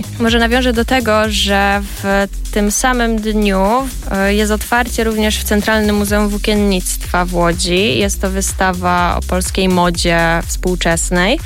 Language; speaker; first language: Polish; native; Polish